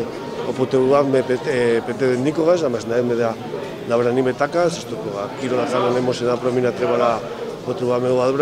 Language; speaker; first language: Macedonian; non-native, fluent; Spanish